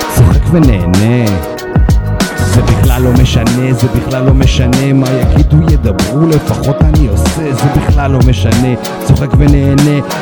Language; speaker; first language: Hebrew; non-native, fluent; Russian